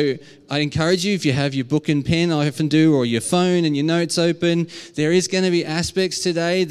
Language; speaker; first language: English; native; English